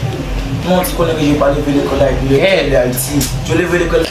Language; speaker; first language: French; non-native, learner; Haitian Creole